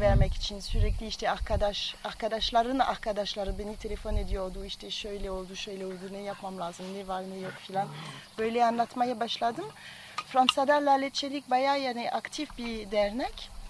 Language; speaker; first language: Turkish; non-native, fluent; French